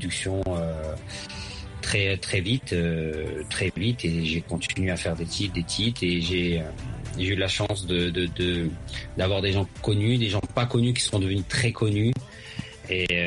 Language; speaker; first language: French; early bilingual, other home language; Arabic